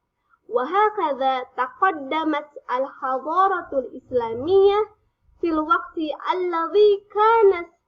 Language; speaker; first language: Arabic; non-native, fluent; Indonesian